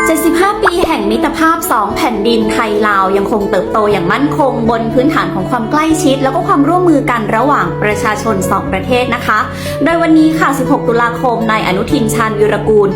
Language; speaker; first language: Thai; native; Thai